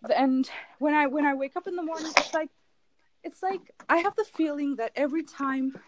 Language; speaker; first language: English; non-native, fluent; German